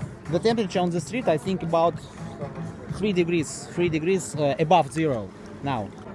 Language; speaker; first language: English; non-native, learner; Russian